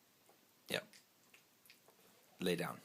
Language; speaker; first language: English; native; English